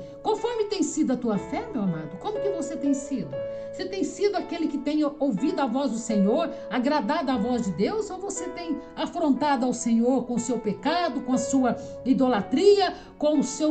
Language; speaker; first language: Portuguese; native; Portuguese